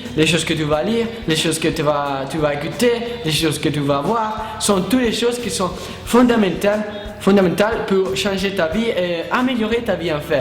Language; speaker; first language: French; non-native, learner; Italian